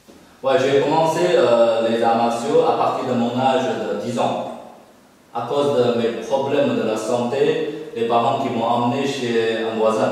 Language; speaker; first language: French; non-native, fluent; Chinese